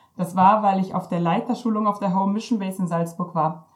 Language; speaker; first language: German; native; German